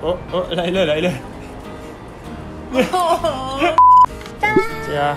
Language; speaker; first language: Chinese; non-native, learner; French